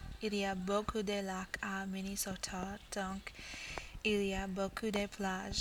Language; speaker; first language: French; non-native, learner; English